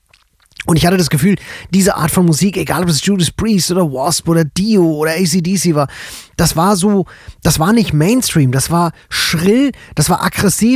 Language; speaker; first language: German; native; German